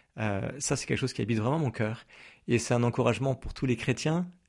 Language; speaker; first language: French; native; French